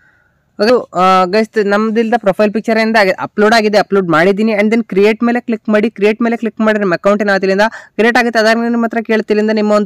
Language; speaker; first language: Kannada; native; Kannada